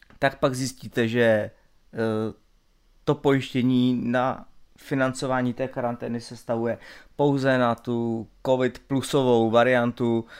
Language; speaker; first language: Czech; native; Czech